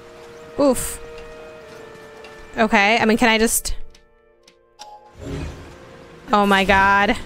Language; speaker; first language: English; native; English